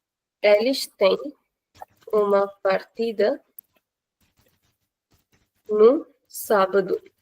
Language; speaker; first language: Portuguese; non-native, fluent; Hindi